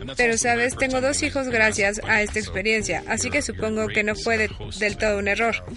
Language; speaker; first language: Spanish; non-native, fluent; English